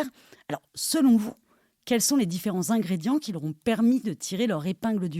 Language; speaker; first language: French; native; French